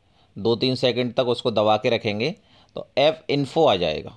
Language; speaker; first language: Hindi; native; Hindi